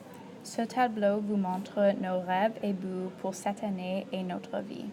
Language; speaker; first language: French; non-native, local second language; English